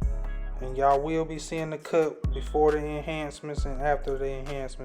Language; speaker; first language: English; native; English